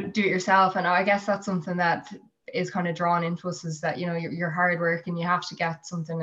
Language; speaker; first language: English; native; English